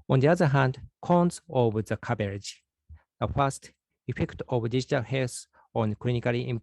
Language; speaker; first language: English; non-native, fluent; Japanese